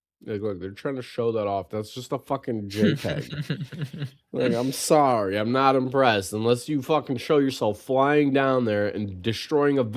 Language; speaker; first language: English; native; English